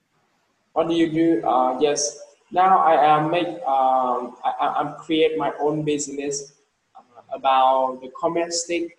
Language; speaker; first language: English; non-native, learner; Vietnamese